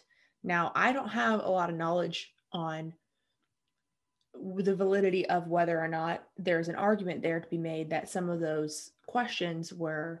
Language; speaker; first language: English; native; English